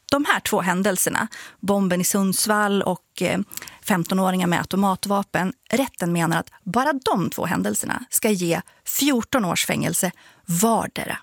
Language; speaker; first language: Swedish; native; Swedish